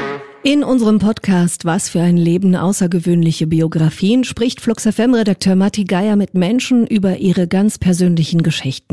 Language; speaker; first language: German; native; German